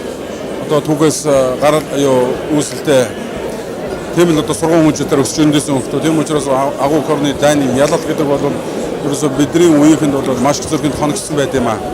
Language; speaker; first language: Mongolian; native; Mongolian